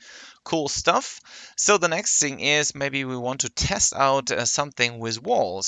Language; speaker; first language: English; non-native, fluent; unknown